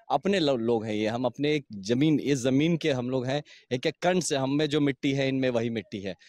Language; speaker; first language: Hindi; native; Hindi